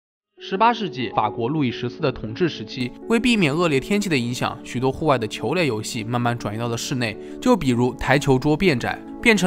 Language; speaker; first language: Chinese; native; Chinese